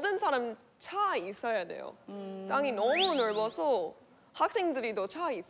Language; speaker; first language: Korean; non-native, fluent; English